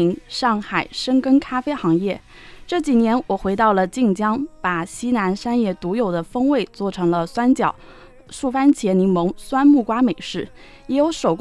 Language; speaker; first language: Chinese; native; Chinese